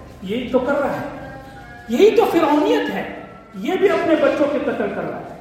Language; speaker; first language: Urdu; non-native, fluent; English